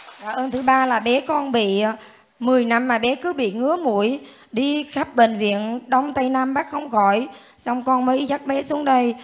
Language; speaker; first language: Vietnamese; native; Vietnamese